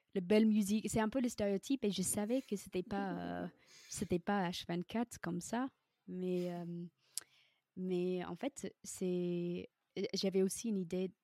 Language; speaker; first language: French; non-native, fluent; English